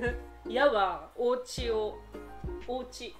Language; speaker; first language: Japanese; native; Japanese